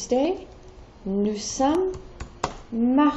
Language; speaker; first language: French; non-native, fluent; English